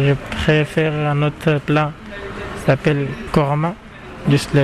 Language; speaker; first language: French; non-native, learner; Pashto